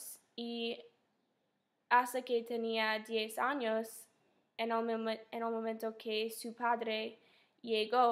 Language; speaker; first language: Spanish; non-native, fluent; English